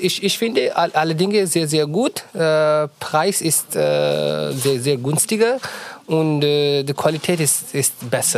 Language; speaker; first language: German; non-native, learner; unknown